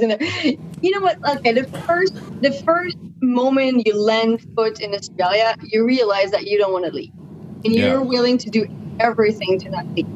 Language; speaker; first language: English; non-native, fluent; French